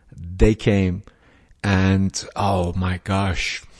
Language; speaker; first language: English; non-native, fluent; Persian